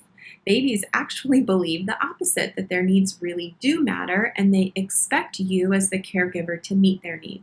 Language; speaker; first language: English; native; English